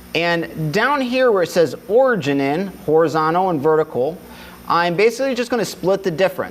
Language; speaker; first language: English; native; English